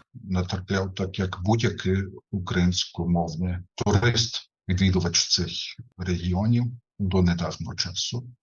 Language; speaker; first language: Ukrainian; non-native, fluent; German